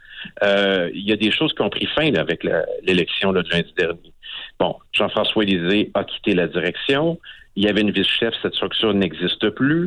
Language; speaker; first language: French; native; French